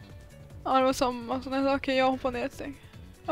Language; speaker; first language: Swedish; native; Swedish